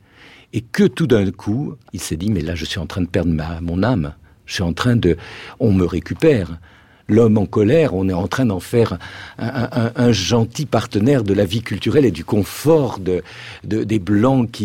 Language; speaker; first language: French; native; French